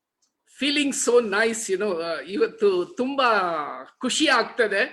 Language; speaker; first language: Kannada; non-native, learner; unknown